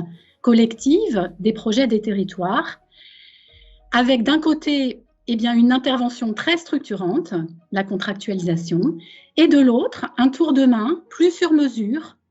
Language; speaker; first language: French; native; French